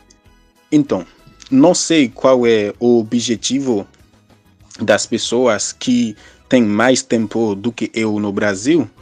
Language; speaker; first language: Portuguese; non-native, fluent; Haitian Creole